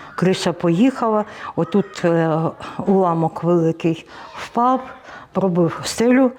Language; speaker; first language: Ukrainian; non-native, local second language; Russian